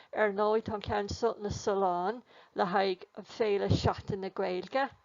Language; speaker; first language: Irish; non-native, local second language; English